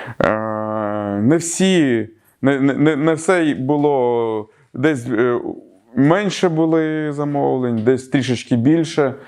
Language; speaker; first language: Ukrainian; native; Ukrainian